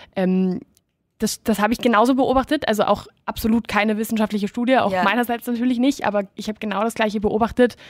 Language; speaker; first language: German; non-native, fluent; Spanish